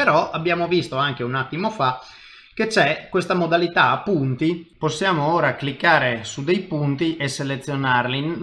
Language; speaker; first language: Italian; native; Italian